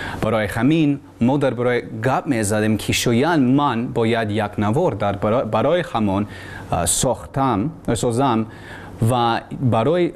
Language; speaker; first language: Persian; non-native, learner; English